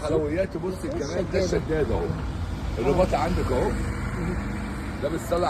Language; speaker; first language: Arabic; native; Arabic